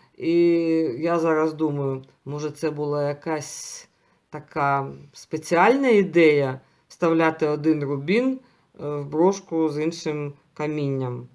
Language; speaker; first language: Ukrainian; non-native, local second language; Russian